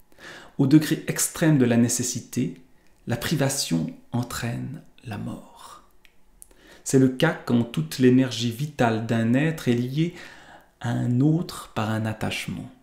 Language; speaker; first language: French; native; French